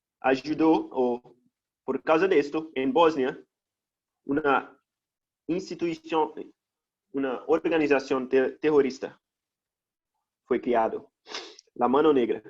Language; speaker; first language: Spanish; non-native, fluent; Portuguese